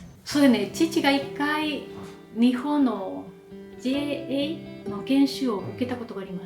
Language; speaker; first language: Japanese; early bilingual, heritage; Spanish